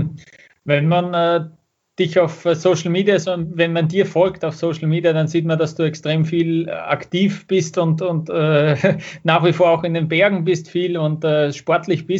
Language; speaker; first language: German; native; German